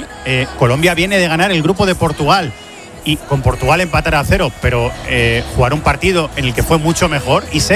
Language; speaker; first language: Spanish; native; Spanish